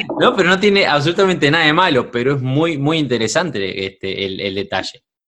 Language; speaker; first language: Spanish; native; Spanish